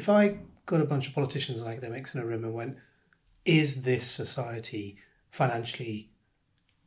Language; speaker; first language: English; native; English